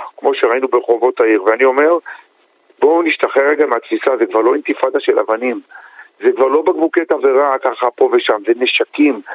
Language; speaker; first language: Hebrew; native; Hebrew